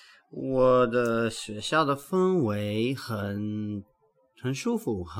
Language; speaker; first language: Chinese; non-native, learner; English